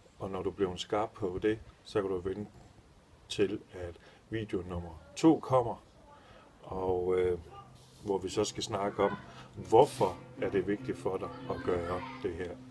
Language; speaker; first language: Danish; native; Danish